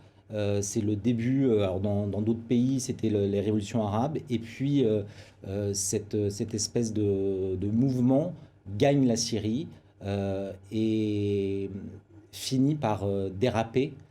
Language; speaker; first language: French; native; French